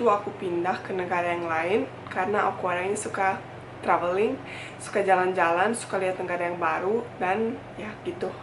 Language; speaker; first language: Indonesian; non-native, fluent; Bosnian